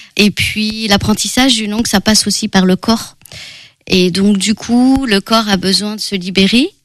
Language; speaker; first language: French; early bilingual, other home language; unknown